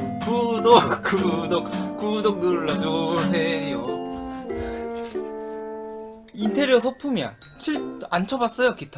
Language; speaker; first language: Korean; native; Korean